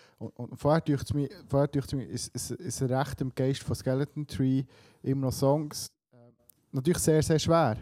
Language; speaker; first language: German; early bilingual, other home language; Swiss German